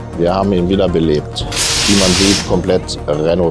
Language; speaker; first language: German; native; German